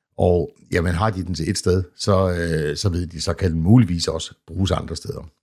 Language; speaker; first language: Danish; native; Danish